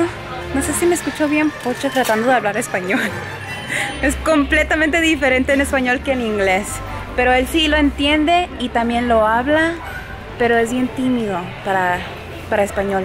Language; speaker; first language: Spanish; early bilingual, heritage; Spanish